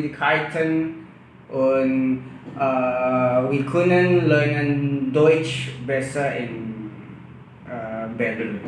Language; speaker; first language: German; non-native, learner; Indonesian